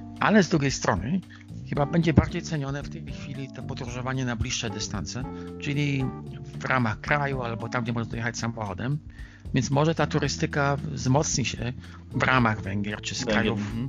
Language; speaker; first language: Polish; native; Polish